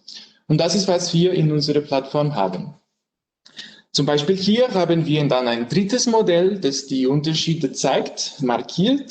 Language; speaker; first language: German; non-native, learner; French